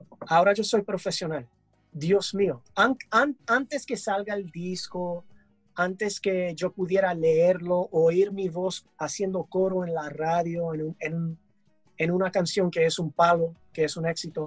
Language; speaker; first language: Spanish; early bilingual, heritage; English